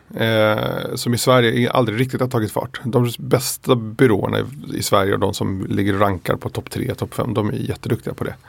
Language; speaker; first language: Swedish; early bilingual, other home language; Spanish